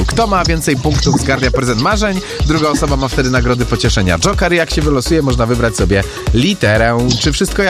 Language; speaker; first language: Polish; native; Polish